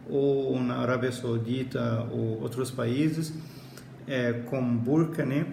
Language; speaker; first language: Portuguese; non-native, fluent; Arabic